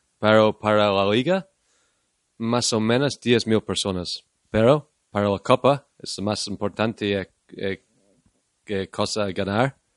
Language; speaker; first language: Spanish; non-native, learner; English